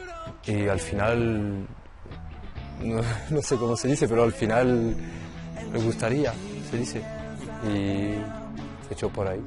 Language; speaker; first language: Spanish; non-native, learner; French